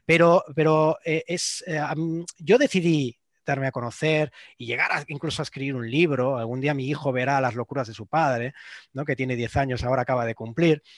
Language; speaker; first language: Spanish; non-native, local second language; Catalan